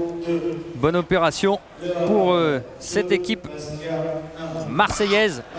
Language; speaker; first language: French; native; French